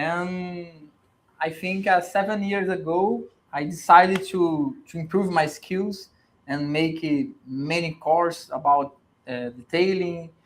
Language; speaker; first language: English; non-native, learner; Portuguese